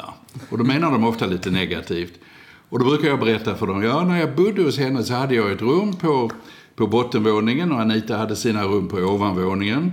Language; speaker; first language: Swedish; native; Swedish